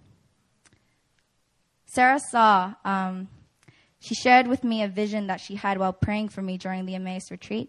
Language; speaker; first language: English; native; English